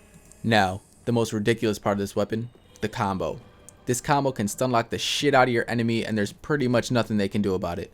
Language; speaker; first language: English; native; English